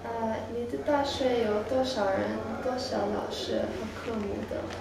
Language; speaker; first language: Chinese; non-native, learner; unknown